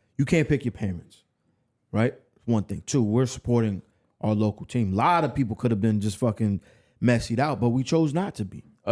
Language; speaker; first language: English; native; English